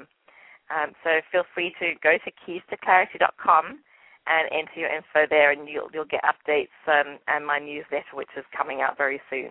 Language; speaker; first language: English; native; English